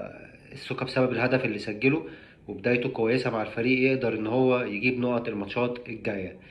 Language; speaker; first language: Arabic; native; Arabic